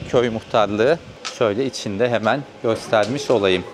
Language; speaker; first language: Turkish; native; Turkish